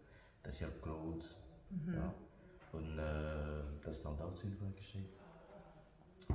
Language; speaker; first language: Latvian; non-native, learner; French